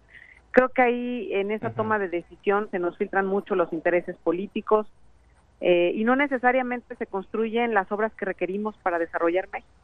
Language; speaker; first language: Spanish; native; Spanish